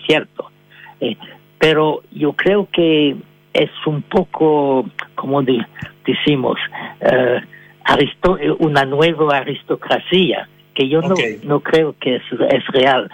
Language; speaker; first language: Spanish; non-native, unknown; French